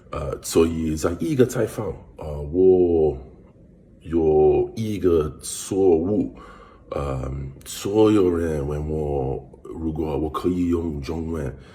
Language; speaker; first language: Chinese; non-native, learner; English